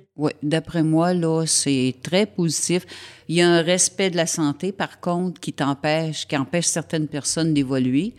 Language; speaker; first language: French; native; French